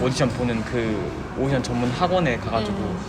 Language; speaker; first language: Korean; non-native, fluent; Thai